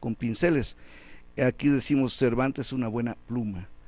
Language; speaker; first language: Spanish; native; Spanish